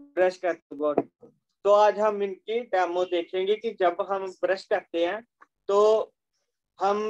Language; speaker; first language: Hindi; native; Hindi